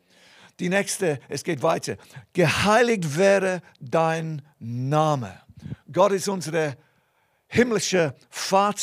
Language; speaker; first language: German; non-native, fluent; English